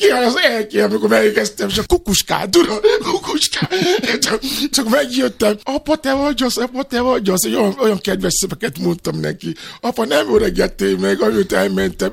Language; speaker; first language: Hungarian; non-native, fluent; Albanian